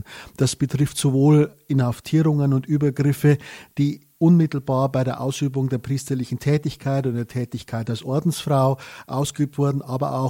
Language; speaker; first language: German; native; German